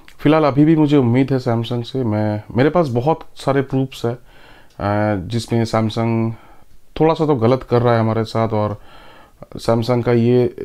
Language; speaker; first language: Hindi; native; Hindi